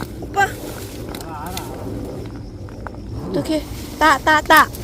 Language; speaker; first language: Korean; non-native, learner; Thai